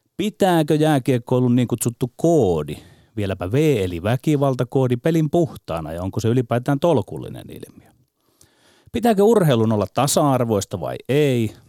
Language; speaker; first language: Finnish; native; Finnish